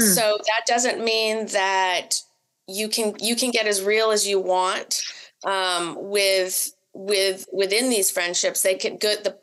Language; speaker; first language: English; native; English